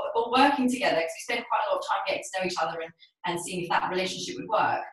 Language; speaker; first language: English; native; English